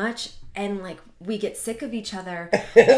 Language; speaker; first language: English; native; English